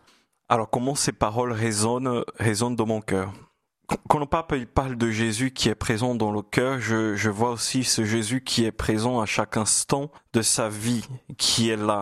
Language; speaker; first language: French; non-native, fluent; Portuguese